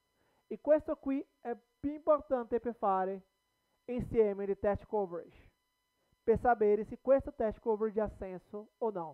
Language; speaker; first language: Italian; non-native, learner; Portuguese